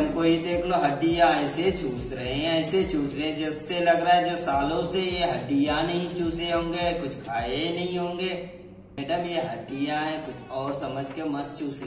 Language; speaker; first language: Hindi; native; Hindi